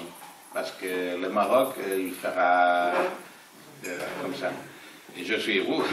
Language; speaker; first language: French; non-native, learner; Catalan